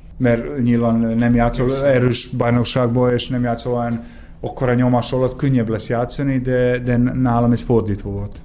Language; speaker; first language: Hungarian; non-native, fluent; Serbian